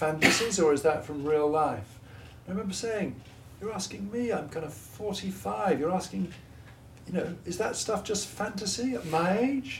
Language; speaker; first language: English; native; English